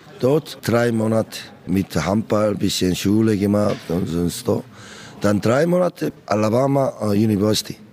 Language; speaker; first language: German; non-native, learner; Korean